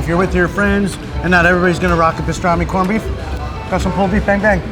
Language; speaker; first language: English; native; English